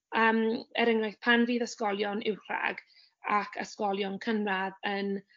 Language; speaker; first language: Welsh; non-native, learner; English